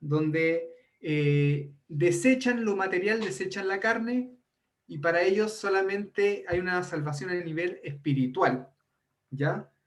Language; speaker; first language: Spanish; native; Spanish